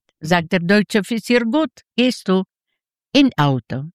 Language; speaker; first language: German; non-native, learner; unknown